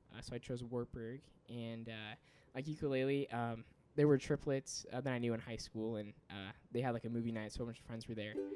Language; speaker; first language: English; native; English